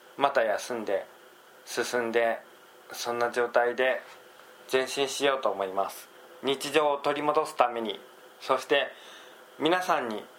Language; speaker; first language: Japanese; native; Japanese